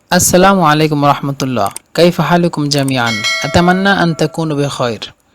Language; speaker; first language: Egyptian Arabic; non-native, fluent; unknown